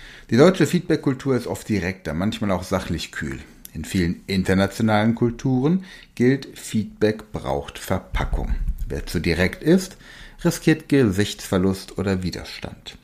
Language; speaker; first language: German; native; German